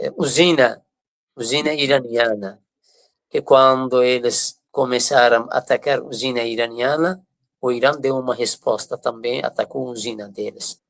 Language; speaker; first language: Portuguese; non-native, fluent; Persian